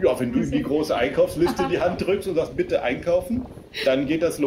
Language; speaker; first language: German; native; German